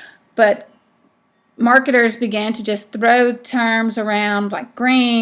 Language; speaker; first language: English; native; English